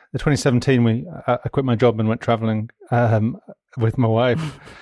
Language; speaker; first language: English; native; English